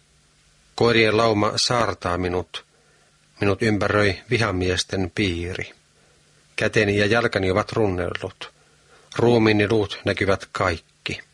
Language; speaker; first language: Finnish; native; Finnish